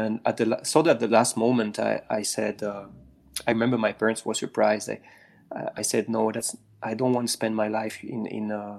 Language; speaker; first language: English; non-native, fluent; French